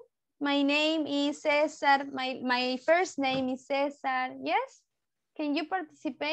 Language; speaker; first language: English; non-native, fluent; Spanish